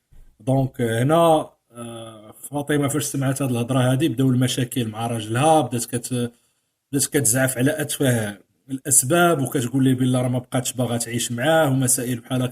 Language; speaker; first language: Arabic; native; Arabic